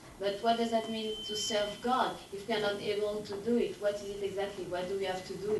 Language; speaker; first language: English; non-native, fluent; French